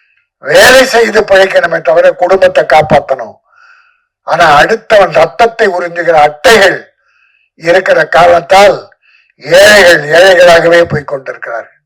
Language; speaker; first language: Tamil; native; Tamil